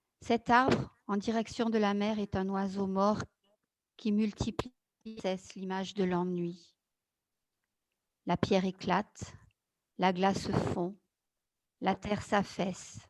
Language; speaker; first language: French; native; French